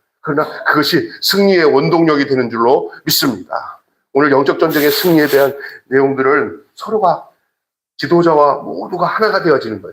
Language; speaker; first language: Korean; native; Korean